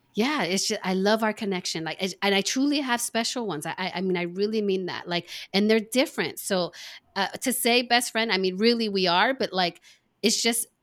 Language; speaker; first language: English; native; English